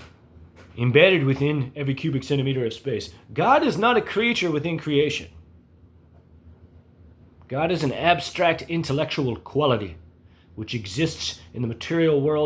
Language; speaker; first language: English; native; English